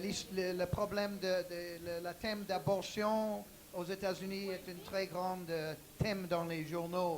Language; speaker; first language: French; non-native, learner; English